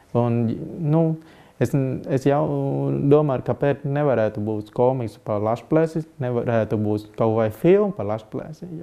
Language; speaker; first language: Latvian; non-native, learner; Vietnamese